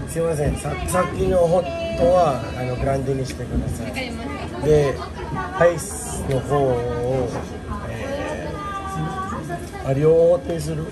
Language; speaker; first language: Japanese; non-native, learner; Filipino